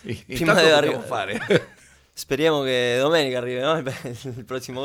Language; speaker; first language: Italian; non-native, learner; Spanish